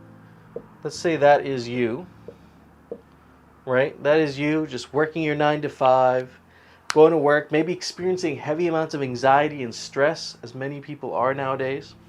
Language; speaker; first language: English; native; English